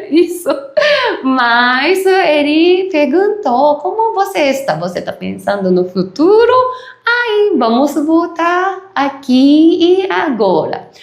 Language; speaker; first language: Portuguese; non-native, learner; Japanese